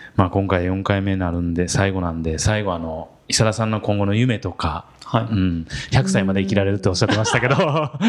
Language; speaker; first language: Japanese; native; Japanese